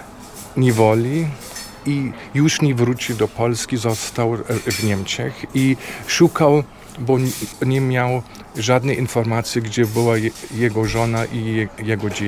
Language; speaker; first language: Polish; non-native, fluent; German